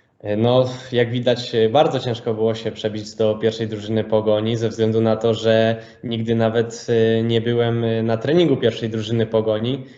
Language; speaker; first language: Polish; native; Polish